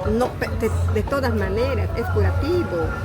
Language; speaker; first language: Spanish; native; Spanish